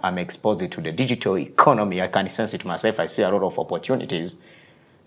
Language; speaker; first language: English; non-native, local second language; Kinyarwanda